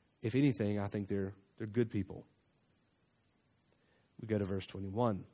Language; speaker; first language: English; native; English